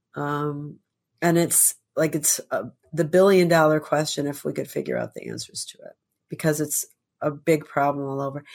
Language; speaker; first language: English; native; English